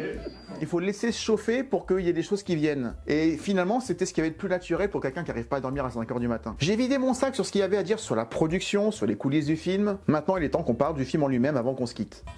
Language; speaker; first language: French; native; French